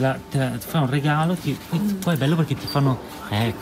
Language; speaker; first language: Italian; native; Italian